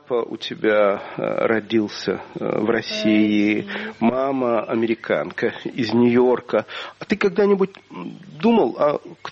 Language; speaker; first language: Russian; native; Russian